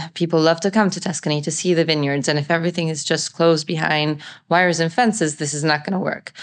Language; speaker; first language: English; non-native, fluent; Italian